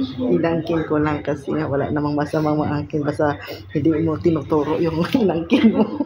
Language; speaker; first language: Filipino; non-native, local second language; Cebuano